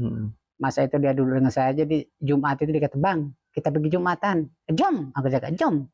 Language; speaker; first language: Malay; non-native, fluent; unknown